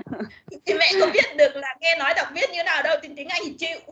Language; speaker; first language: Vietnamese; native; Vietnamese